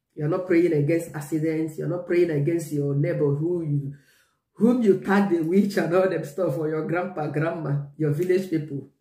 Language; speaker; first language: English; non-native, local second language; Igbo